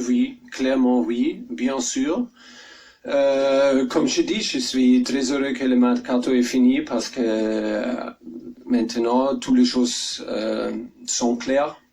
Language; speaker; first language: French; non-native, learner; German